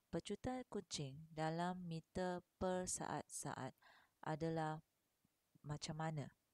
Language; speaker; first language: Malay; non-native, local second language; Chinese